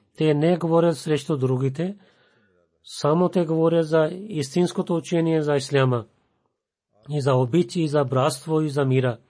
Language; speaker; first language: Bulgarian; non-native, learner; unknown